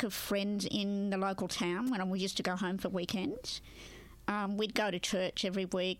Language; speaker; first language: English; native; English